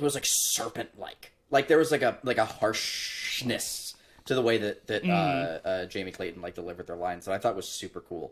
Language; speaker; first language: English; native; English